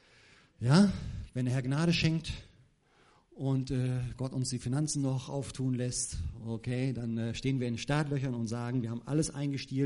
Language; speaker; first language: German; native; German